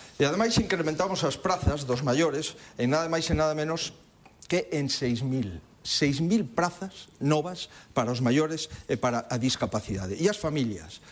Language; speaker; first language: Galician; native; Galician